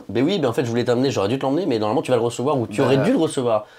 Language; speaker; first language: French; native; French